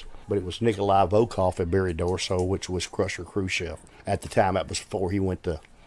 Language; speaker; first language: English; native; English